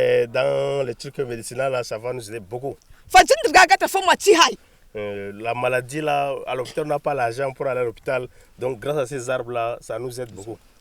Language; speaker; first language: French; non-native, local second language; Fula